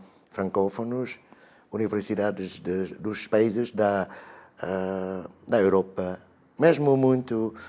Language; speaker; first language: Portuguese; non-native, fluent; Vietnamese